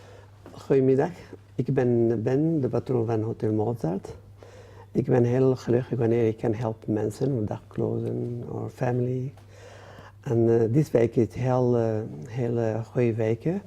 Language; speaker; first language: Dutch; non-native, learner; Arabic